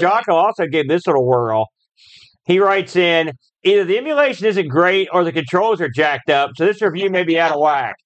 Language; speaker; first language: English; native; English